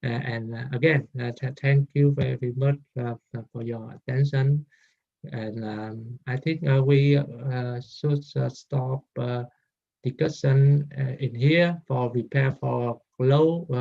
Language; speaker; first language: English; non-native, learner; Vietnamese